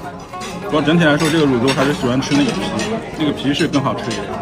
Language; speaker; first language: Chinese; native; Chinese